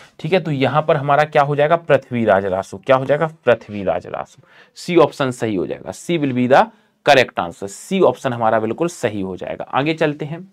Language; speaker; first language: Hindi; native; Hindi